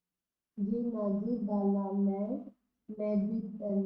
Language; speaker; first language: French; non-native, learner; Hindi